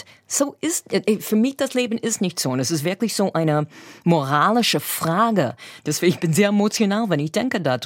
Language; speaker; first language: German; non-native, fluent; English